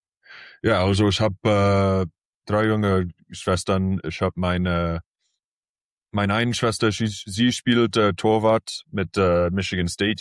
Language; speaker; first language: German; early bilingual, heritage; English